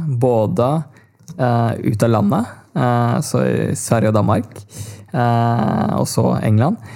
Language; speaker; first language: Norwegian; early bilingual, other home language; Tamil